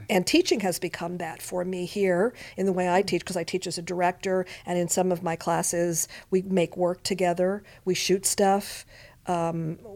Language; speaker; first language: English; native; English